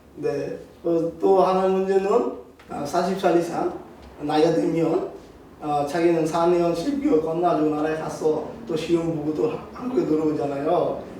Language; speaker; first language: Korean; non-native, learner; Bangla